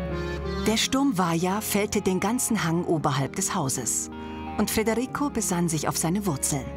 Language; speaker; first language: German; native; German